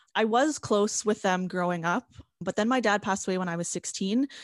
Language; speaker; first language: English; native; English